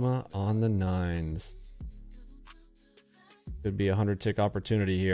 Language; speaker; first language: English; native; English